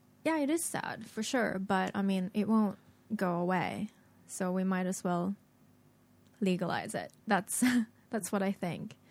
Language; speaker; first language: English; non-native, fluent; Japanese